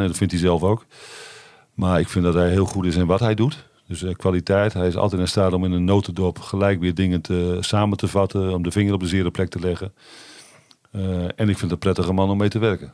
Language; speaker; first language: Dutch; native; Dutch